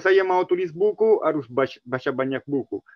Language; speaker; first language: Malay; non-native, learner; Italian